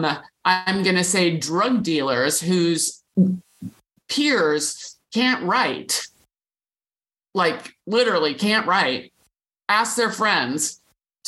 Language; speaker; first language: English; native; English